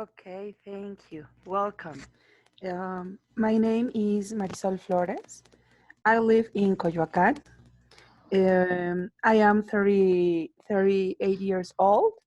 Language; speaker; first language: English; non-native, learner; Spanish